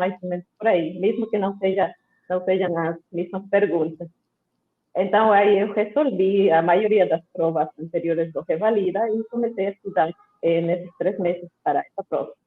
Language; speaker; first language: Portuguese; non-native, fluent; Spanish